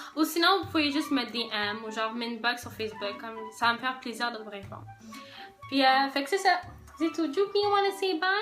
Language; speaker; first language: French; native; French